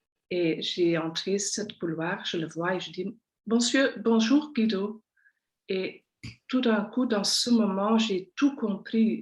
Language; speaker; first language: French; non-native, local second language; Dutch